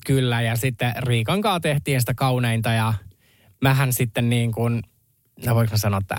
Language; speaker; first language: Finnish; native; Finnish